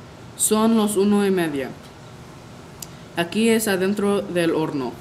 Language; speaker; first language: Spanish; non-native, learner; English